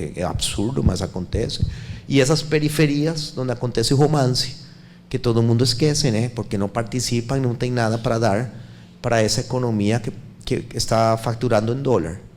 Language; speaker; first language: Portuguese; non-native, fluent; Spanish